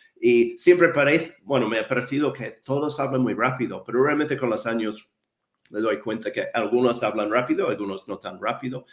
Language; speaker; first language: Spanish; non-native, fluent; English